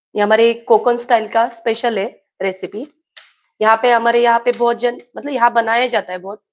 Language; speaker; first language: Hindi; non-native, local second language; Marathi